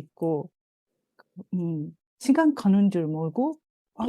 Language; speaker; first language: Korean; non-native, fluent; Japanese